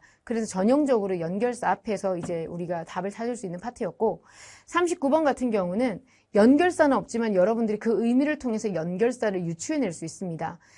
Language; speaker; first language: Korean; native; Korean